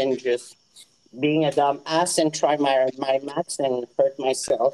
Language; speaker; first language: English; non-native, fluent; French